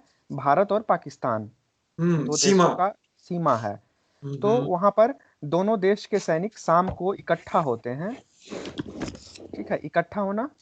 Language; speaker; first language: Hindi; native; Hindi